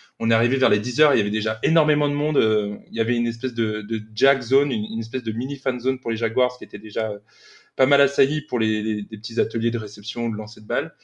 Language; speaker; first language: French; native; French